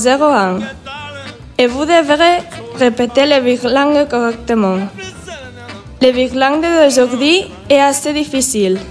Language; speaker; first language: French; non-native, learner; Spanish